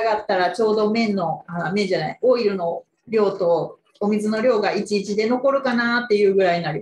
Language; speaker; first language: Japanese; native; Japanese